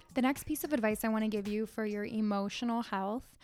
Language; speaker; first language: English; native; English